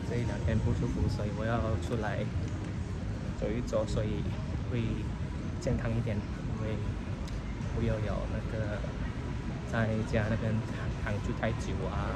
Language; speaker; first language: Chinese; early bilingual, heritage; Chinese